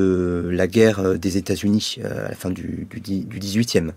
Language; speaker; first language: French; native; French